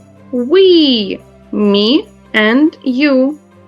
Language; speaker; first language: English; non-native, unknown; Ukrainian